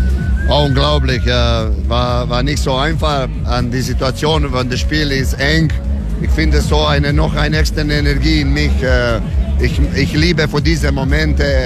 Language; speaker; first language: German; non-native, learner; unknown